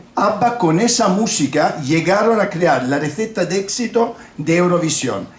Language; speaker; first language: Spanish; non-native, fluent; Italian